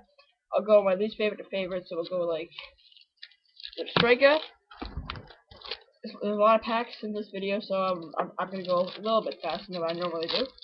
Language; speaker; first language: English; native; English